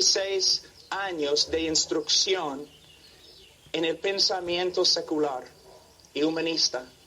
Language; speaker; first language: Spanish; non-native, fluent; English